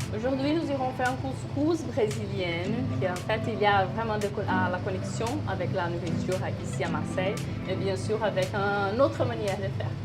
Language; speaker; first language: French; non-native, fluent; Portuguese